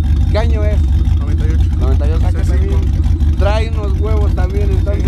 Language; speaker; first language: Spanish; native; Spanish